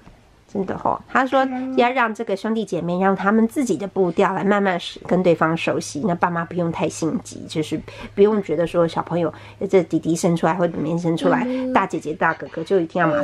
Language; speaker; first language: Chinese; native; Chinese